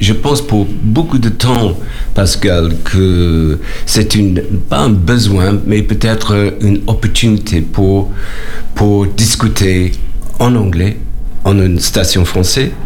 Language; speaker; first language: French; non-native, learner; English